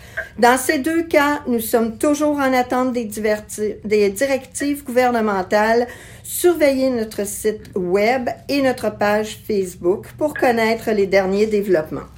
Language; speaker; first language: French; native; French